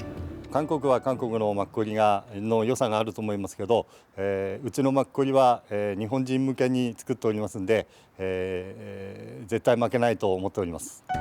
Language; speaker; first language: Japanese; native; Japanese